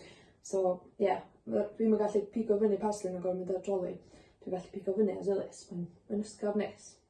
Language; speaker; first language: Welsh; native; Welsh